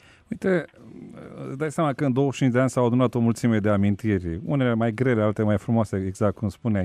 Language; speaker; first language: Romanian; native; Romanian